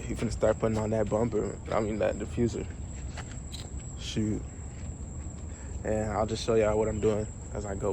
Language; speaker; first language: English; native; English